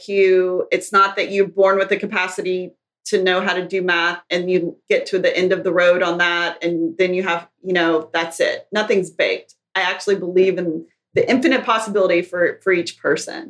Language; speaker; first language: English; native; English